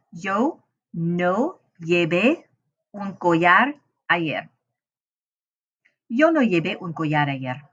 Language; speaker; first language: Spanish; non-native, fluent; English